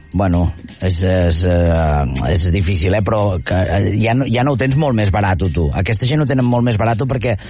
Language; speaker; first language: Catalan; native; Catalan